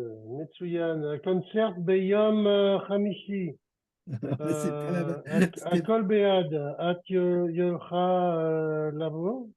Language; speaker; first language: Hebrew; non-native, learner; French